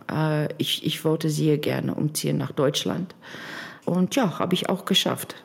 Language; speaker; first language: German; non-native, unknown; English